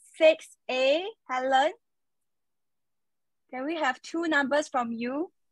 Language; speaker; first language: English; native; English